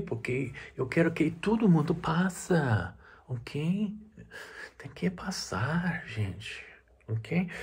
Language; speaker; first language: Portuguese; non-native, learner; English